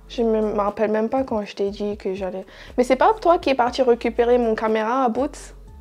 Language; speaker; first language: French; early bilingual, other home language; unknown